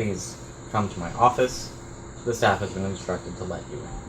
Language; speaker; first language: English; native; English